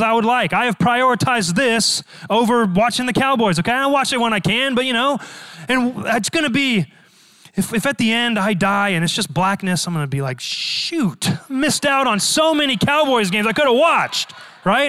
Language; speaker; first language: English; native; English